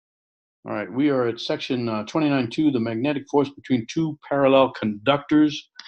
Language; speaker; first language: English; native; English